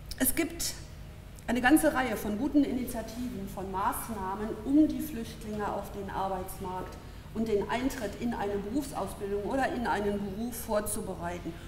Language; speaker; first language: German; native; German